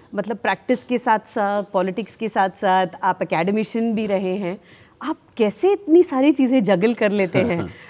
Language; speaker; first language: Hindi; native; Hindi